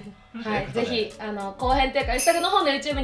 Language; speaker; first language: Japanese; native; Japanese